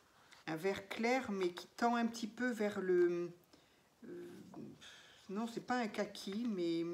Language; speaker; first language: French; native; French